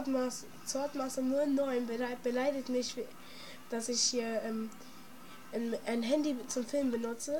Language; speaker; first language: German; native; German